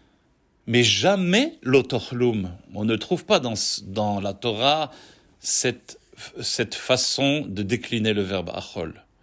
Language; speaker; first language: French; native; French